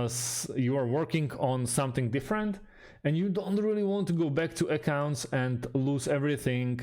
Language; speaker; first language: English; non-native, fluent; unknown